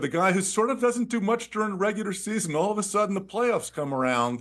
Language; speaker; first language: English; native; English